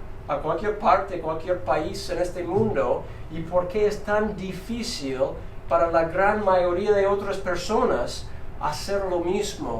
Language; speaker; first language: Spanish; non-native, fluent; English